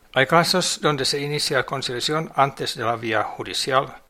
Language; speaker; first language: Spanish; non-native, fluent; English